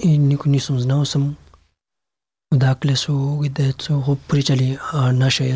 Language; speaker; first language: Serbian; non-native, learner; Pashto